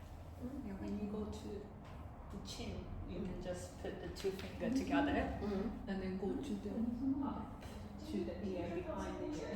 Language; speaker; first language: English; non-native, fluent; Japanese